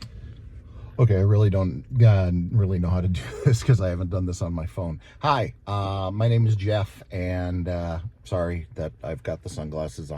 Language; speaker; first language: English; native; English